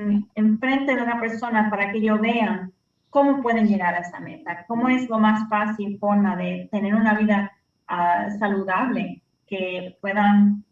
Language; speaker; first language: Spanish; early bilingual, heritage; Spanish